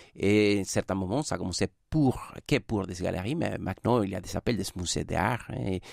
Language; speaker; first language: French; non-native, fluent; Spanish